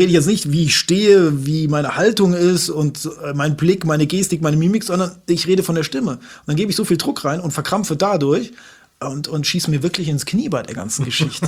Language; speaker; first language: German; native; German